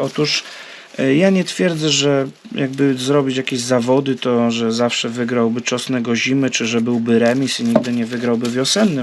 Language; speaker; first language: Polish; native; Polish